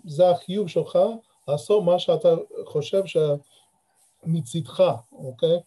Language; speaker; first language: Hebrew; non-native, fluent; English